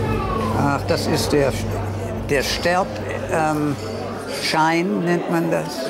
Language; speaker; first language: German; early bilingual, heritage; German